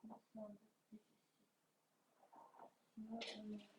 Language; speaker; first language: French; non-native, learner; Chinese